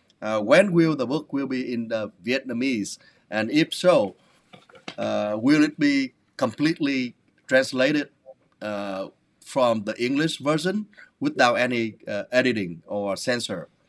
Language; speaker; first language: English; non-native, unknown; Vietnamese